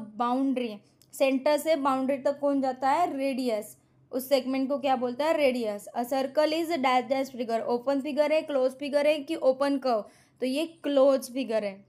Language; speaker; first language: Hindi; non-native, local second language; Marathi